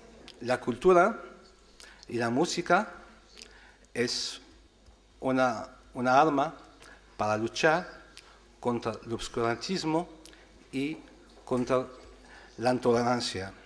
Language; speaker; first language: Spanish; non-native, fluent; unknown